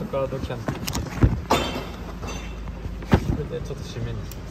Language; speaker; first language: Japanese; native; Japanese